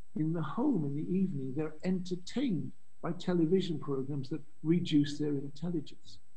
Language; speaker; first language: English; native; English